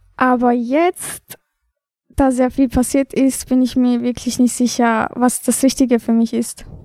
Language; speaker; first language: German; early bilingual, other home language; Albanian